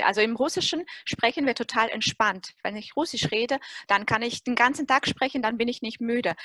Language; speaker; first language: German; non-native, fluent; Russian